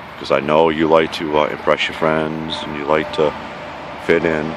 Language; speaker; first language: English; native; English